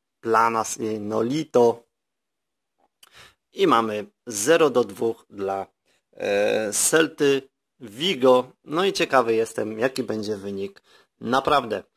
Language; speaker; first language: Polish; native; Polish